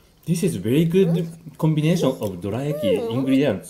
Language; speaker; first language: English; non-native, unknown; Japanese